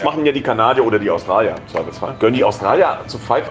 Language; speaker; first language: German; native; German